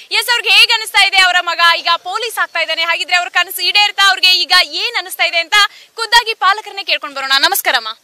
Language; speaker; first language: Kannada; native; Kannada